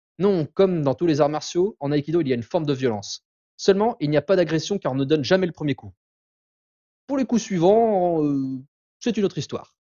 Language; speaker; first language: French; native; French